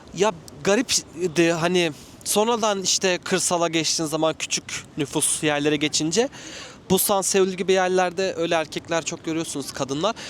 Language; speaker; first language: Turkish; native; Turkish